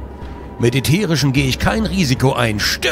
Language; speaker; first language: German; native; German